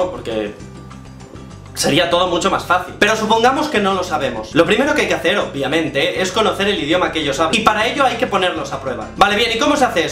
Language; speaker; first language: Spanish; native; Spanish